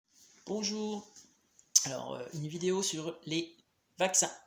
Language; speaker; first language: French; native; French